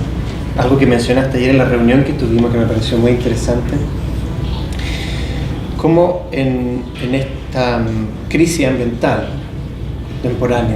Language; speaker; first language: Spanish; native; Spanish